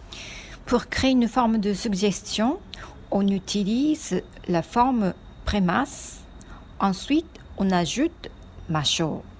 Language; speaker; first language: French; non-native, fluent; Japanese